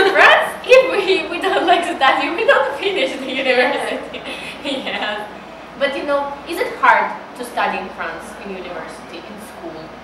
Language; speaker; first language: English; non-native, learner; Russian